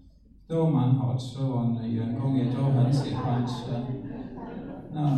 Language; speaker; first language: Chinese; non-native, fluent; German